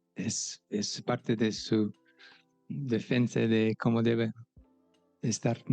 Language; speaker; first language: Spanish; non-native, fluent; English